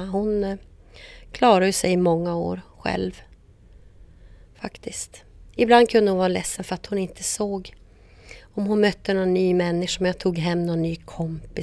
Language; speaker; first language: Swedish; native; Swedish